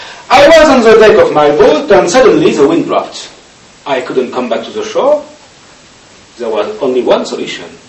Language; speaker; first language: English; non-native, learner; French